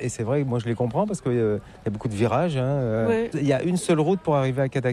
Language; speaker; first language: French; native; French